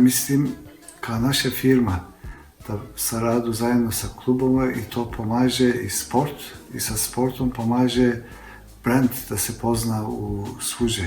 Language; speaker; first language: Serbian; non-native, learner; Turkish